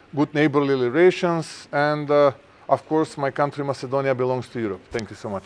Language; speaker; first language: English; non-native, fluent; Macedonian